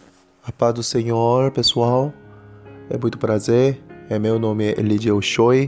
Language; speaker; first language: Portuguese; non-native, learner; Korean